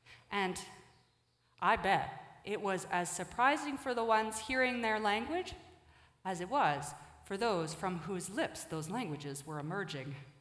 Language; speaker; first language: English; native; English